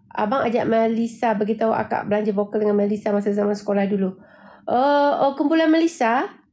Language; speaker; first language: Malay; native; Malay